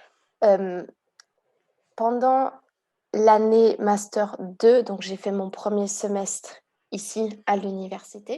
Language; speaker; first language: French; early bilingual, heritage; Hungarian